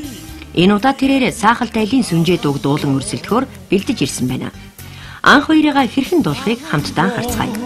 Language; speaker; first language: Mongolian; native; Mongolian